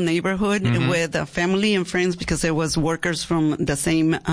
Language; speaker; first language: English; non-native, fluent; Spanish